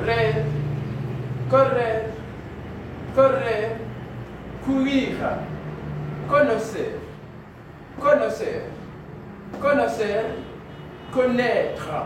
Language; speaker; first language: Spanish; non-native, fluent; Haitian Creole